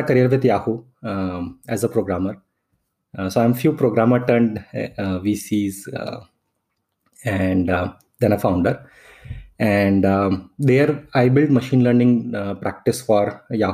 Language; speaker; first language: English; non-native, local second language; Hindi